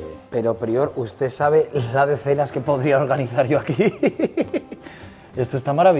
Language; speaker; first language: Spanish; native; Spanish